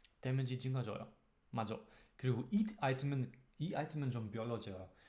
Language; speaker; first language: Korean; non-native, learner; German